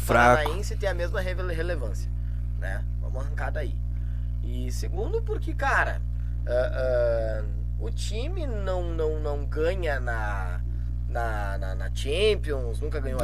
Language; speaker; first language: Portuguese; native; Portuguese